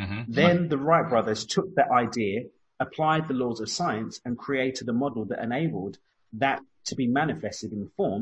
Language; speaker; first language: English; native; English